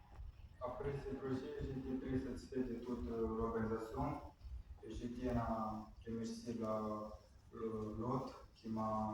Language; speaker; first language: French; non-native, fluent; Romanian